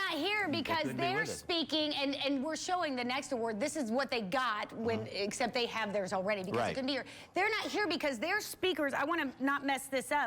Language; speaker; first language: English; native; English